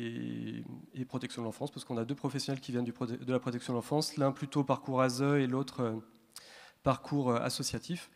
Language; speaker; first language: French; native; French